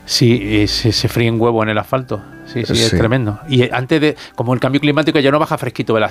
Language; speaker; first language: Spanish; native; Spanish